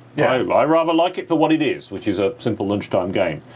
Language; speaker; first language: English; native; English